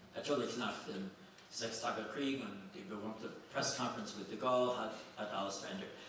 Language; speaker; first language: German; non-native, fluent; English